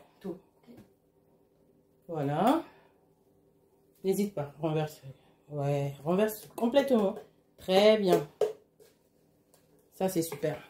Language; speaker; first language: French; native; French